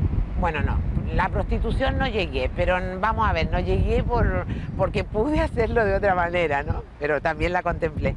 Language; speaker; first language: Spanish; native; Spanish